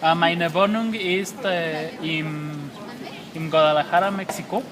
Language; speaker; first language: German; non-native, learner; Spanish